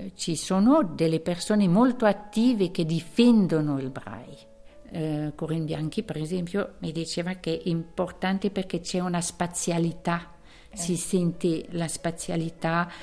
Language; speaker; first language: Italian; non-native, local second language; French